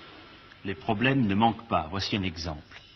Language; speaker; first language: French; native; French